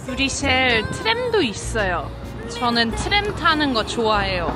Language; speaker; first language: Korean; non-native, fluent; French